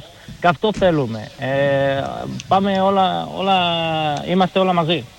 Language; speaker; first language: Greek; non-native, learner; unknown